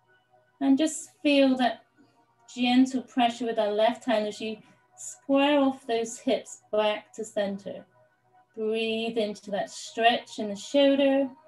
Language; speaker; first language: English; native; English